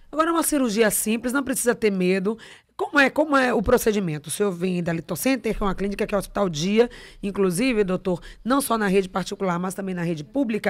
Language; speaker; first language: Portuguese; native; Portuguese